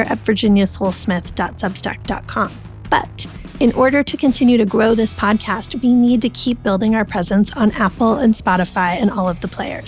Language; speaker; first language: English; native; English